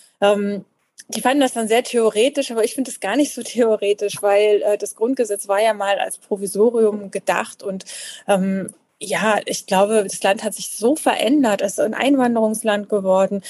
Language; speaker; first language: German; native; German